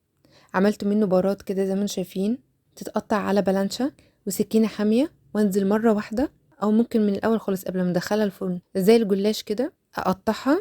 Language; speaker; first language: Arabic; native; Arabic